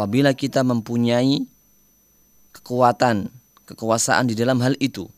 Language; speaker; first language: Indonesian; native; Indonesian